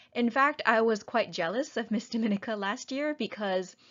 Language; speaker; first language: English; native; English